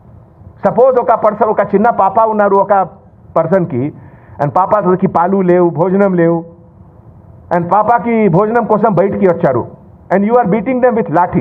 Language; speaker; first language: Telugu; non-native, local second language; Hindi